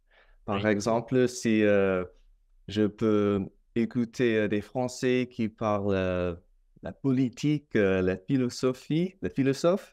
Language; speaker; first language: French; non-native, fluent; English